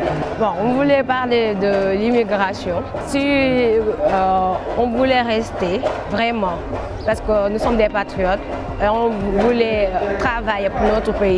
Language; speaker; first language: French; non-native, local second language; Wolof